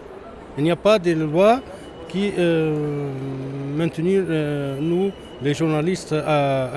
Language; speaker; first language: French; non-native, learner; Arabic